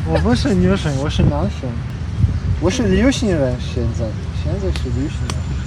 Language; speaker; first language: Chinese; non-native, learner; Polish